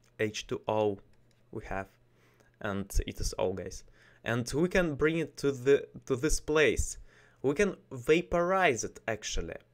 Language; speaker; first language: English; non-native, learner; Russian